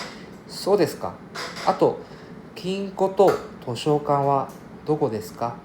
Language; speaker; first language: Japanese; non-native, fluent; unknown